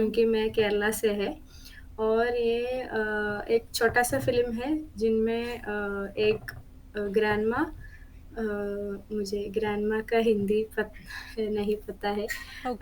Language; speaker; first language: Hindi; non-native, local second language; Malayalam